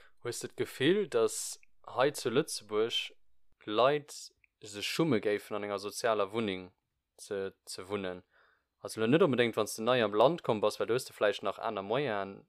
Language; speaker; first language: Luxembourgish; early bilingual, other home language; English